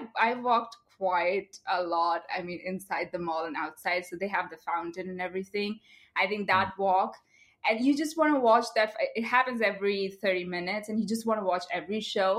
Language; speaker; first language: English; non-native, local second language; Bangla